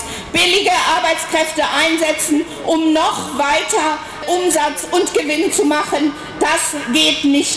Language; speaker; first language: German; native; German